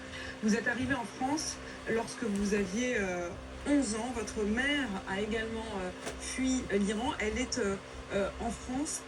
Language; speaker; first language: French; native; French